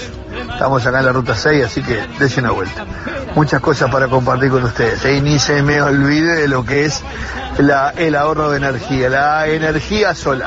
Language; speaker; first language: Spanish; native; Spanish